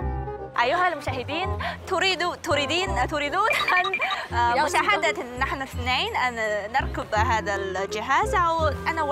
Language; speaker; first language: Arabic; non-native, learner; Chinese